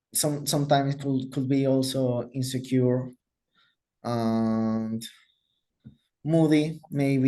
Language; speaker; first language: English; non-native, learner; Spanish